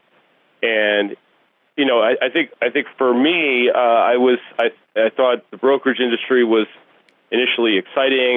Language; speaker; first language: English; early bilingual, other home language; Russian